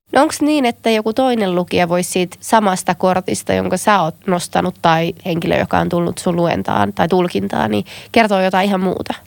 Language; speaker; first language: Finnish; native; Finnish